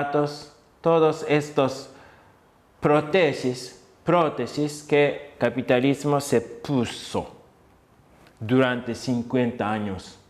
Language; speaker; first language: Spanish; non-native, fluent; Japanese